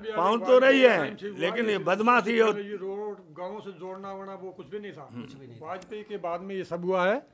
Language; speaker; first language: Hindi; native; Hindi